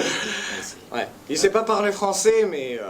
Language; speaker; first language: French; early bilingual, heritage; French